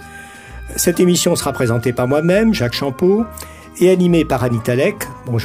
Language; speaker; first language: French; native; French